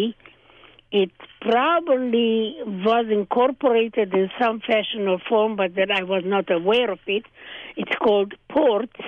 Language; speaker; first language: English; non-native, fluent; Hungarian